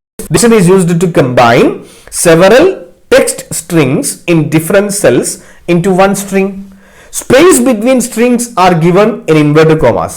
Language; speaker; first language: English; non-native, local second language; Malayalam